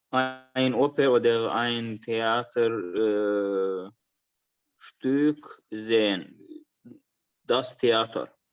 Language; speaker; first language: German; non-native, learner; Azerbaijani